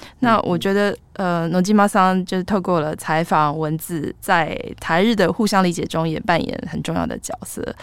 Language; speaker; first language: Chinese; native; Chinese